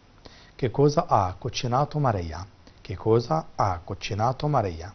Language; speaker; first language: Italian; non-native, fluent; Arabic